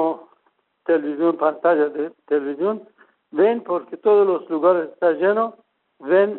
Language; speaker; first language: Spanish; non-native, fluent; Persian